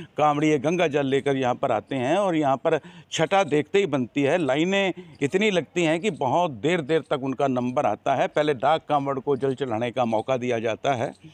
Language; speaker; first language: Hindi; native; Hindi